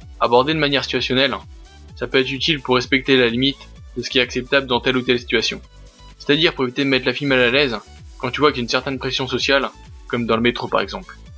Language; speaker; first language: French; native; French